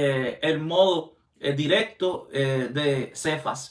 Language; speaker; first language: Spanish; native; Spanish